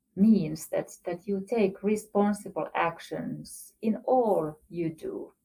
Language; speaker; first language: English; non-native, fluent; Finnish